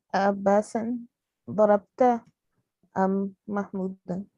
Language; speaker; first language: Arabic; non-native, learner; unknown